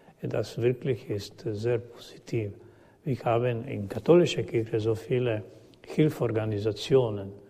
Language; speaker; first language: German; non-native, learner; Croatian